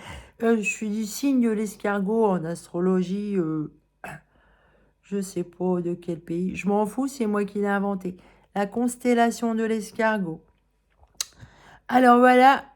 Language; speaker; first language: French; native; French